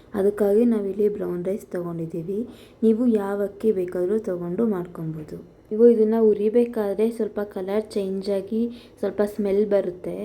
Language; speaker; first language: Kannada; native; Kannada